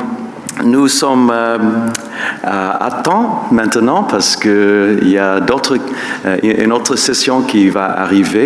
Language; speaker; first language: French; non-native, fluent; English